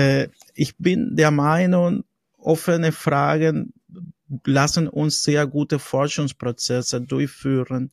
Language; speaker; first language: German; non-native, fluent; Spanish